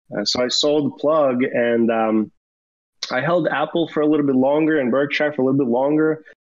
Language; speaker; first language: English; early bilingual, other home language; Romanian